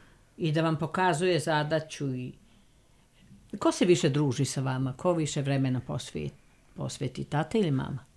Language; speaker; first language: Serbian; native; Serbian